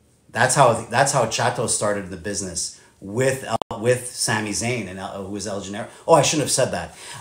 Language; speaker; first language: English; native; English